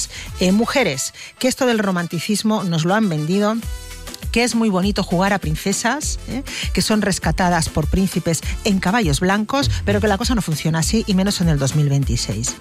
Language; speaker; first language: Spanish; native; Spanish